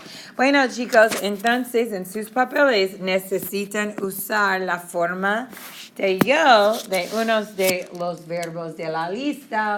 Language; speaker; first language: Spanish; non-native, fluent; English